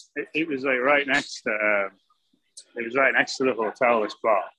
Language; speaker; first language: English; native; English